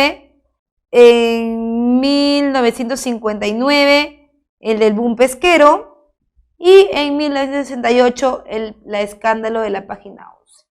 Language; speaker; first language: Spanish; native; Spanish